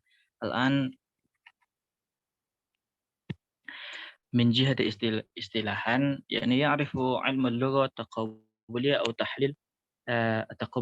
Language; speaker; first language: Arabic; non-native, learner; Indonesian